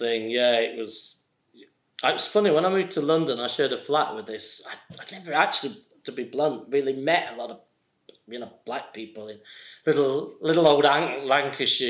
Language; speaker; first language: English; native; English